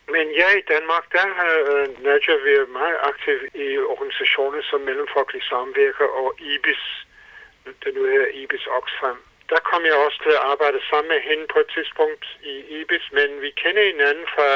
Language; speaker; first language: Danish; non-native, fluent; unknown